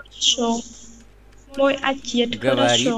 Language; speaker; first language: Russian; non-native, learner; Vietnamese